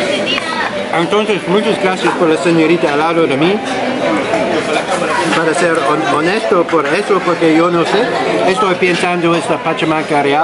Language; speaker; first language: Spanish; non-native, learner; English